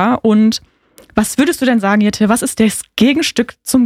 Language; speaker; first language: German; native; German